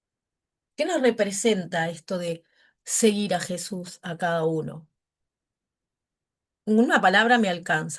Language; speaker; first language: Spanish; native; Spanish